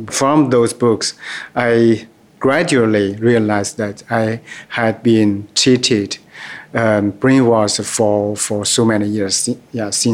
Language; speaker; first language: English; non-native, fluent; Chinese